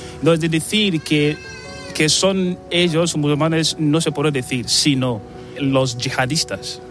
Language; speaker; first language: Spanish; non-native, fluent; Igbo